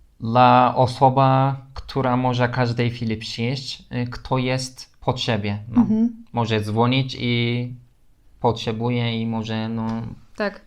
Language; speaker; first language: Polish; non-native, learner; Turkish